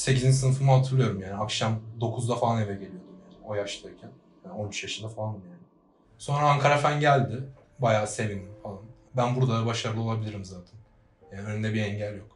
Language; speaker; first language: Turkish; native; Turkish